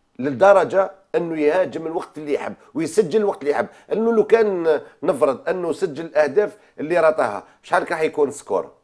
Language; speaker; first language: Arabic; native; Arabic